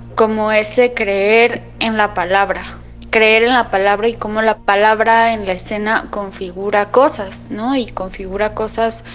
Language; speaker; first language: Spanish; native; Spanish